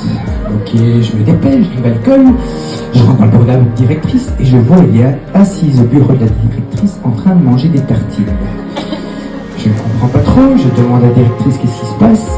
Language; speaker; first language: French; native; French